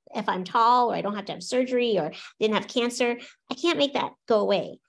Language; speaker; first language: English; native; English